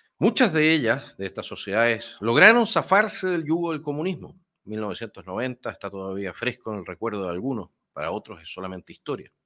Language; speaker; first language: Spanish; native; Spanish